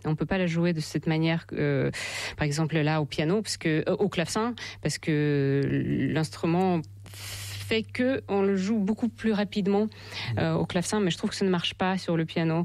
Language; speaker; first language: French; non-native, fluent; Russian